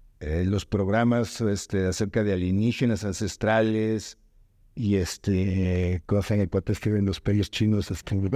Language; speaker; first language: Spanish; native; Spanish